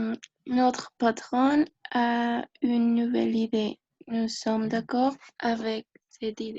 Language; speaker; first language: French; non-native, learner; Spanish